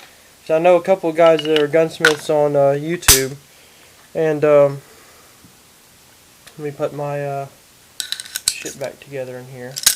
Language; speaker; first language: English; native; English